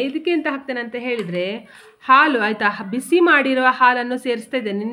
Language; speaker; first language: Kannada; non-native, local second language; Konkani